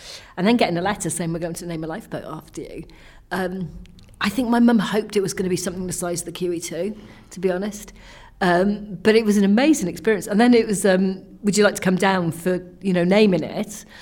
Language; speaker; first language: English; native; English